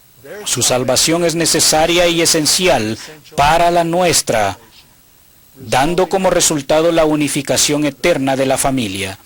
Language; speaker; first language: Spanish; native; Spanish